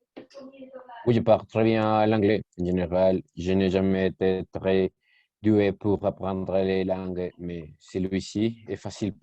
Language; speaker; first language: French; non-native, learner; Spanish